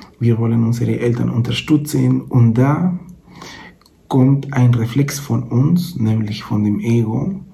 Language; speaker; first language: German; non-native, fluent; Spanish